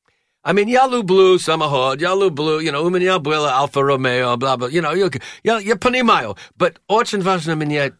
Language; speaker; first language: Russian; non-native, learner; English